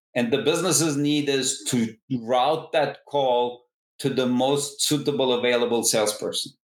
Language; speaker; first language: English; non-native, fluent; Turkish